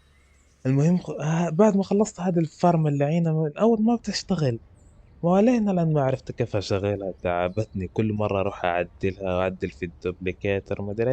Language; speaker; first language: Arabic; native; Arabic